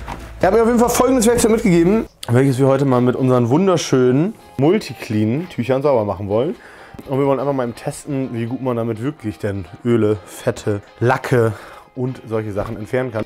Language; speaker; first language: German; native; German